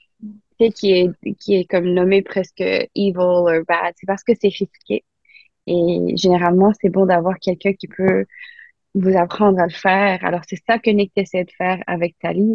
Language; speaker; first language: French; non-native, local second language; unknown